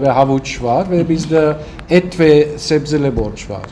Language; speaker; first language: Turkish; non-native, learner; Russian